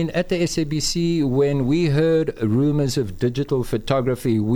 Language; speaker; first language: English; native; English